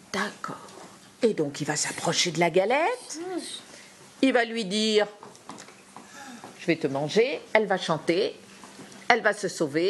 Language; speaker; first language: French; native; French